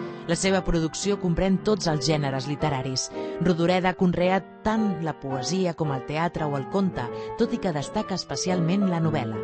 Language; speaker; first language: Catalan; native; Catalan